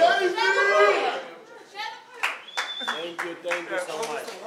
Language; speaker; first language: English; non-native, learner; Russian